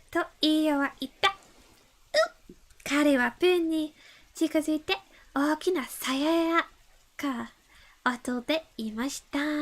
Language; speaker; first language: Japanese; non-native, learner; English